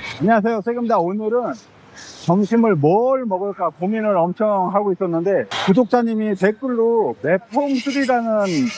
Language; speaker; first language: Korean; native; Korean